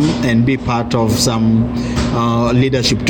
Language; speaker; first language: English; non-native, local second language; Luo (Kenya and Tanzania)